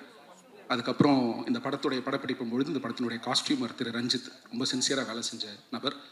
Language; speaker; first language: Tamil; native; Tamil